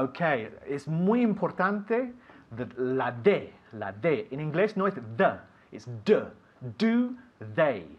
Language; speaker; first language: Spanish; non-native, fluent; English